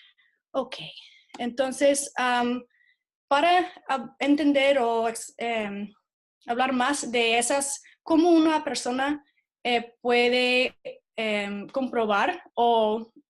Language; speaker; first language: Spanish; non-native, fluent; English